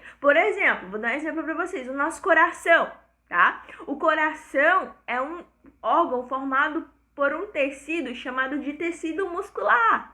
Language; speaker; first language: Portuguese; native; Portuguese